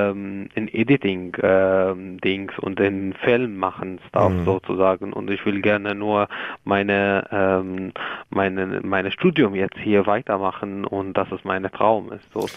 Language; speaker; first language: German; non-native, learner; Arabic